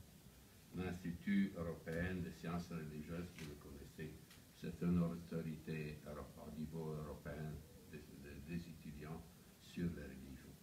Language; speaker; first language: French; non-native, fluent; Italian